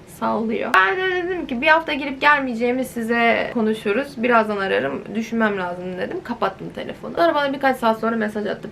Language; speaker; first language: Turkish; native; Turkish